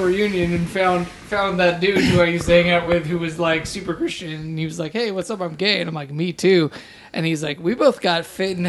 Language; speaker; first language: English; native; English